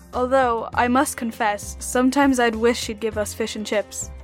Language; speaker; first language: English; native; English